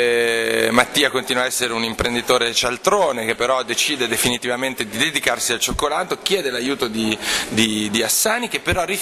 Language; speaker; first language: Italian; native; Italian